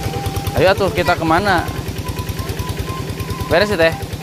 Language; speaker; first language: Indonesian; non-native, local second language; Sundanese